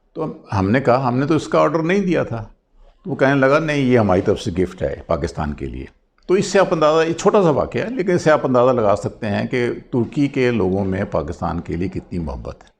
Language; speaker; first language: Urdu; non-native, local second language; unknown